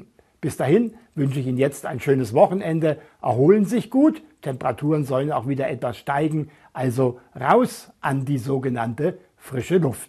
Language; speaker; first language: German; native; German